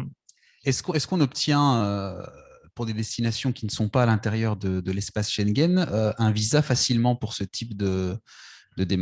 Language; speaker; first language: French; native; French